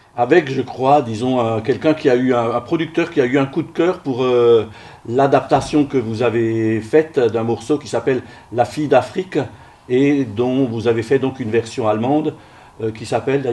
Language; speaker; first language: French; native; French